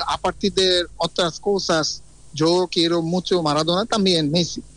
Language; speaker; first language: Spanish; non-native, fluent; Bangla